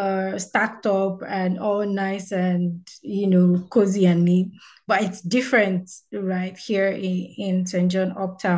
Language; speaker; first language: English; non-native, local second language; Yoruba